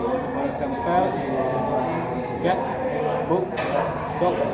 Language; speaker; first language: English; non-native, learner; Indonesian